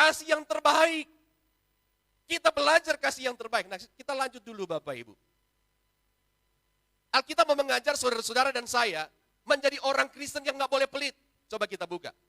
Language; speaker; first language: Indonesian; native; Indonesian